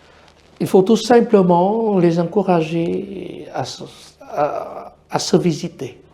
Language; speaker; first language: French; non-native, fluent; Vietnamese